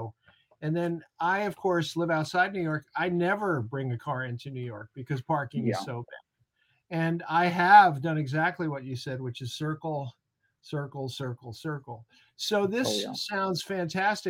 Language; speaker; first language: English; native; English